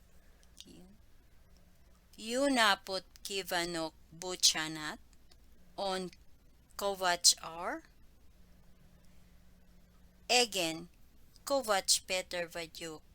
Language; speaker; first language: Hungarian; non-native, learner; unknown